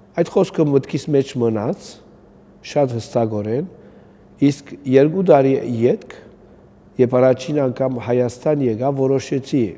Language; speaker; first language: Armenian; early bilingual, heritage; Armenian